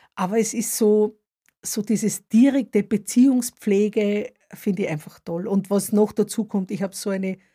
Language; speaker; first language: German; native; German